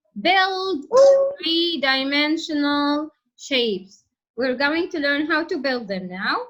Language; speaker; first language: English; non-native, fluent; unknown